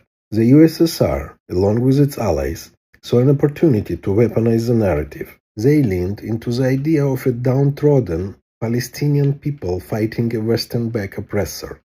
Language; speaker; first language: English; non-native, fluent; Hebrew